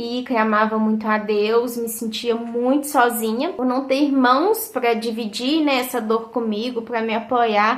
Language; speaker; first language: Portuguese; native; Portuguese